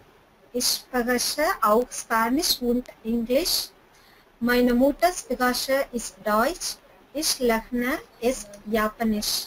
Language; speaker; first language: German; non-native, learner; Tamil